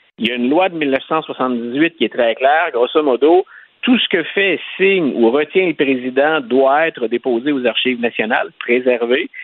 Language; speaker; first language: French; native; French